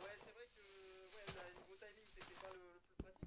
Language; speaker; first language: French; native; French